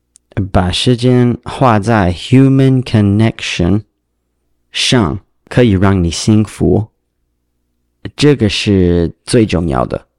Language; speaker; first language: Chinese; non-native, learner; English